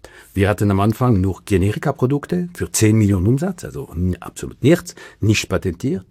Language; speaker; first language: German; non-native, local second language; French